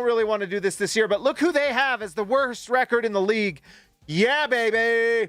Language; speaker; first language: English; native; English